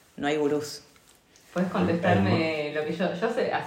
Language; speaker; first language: Spanish; native; Spanish